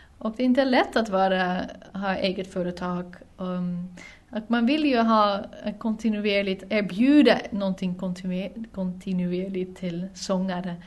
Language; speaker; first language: Swedish; non-native, fluent; Dutch